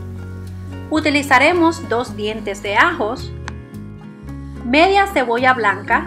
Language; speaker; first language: Spanish; native; Spanish